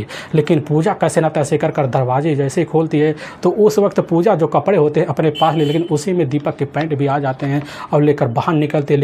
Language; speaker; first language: Hindi; native; Hindi